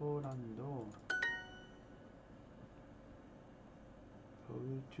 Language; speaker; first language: Japanese; non-native, learner; English